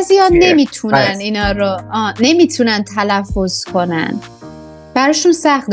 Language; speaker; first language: Persian; native; Persian